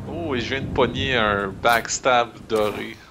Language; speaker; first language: French; native; French